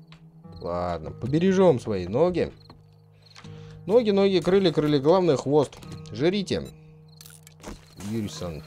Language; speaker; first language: Russian; native; Russian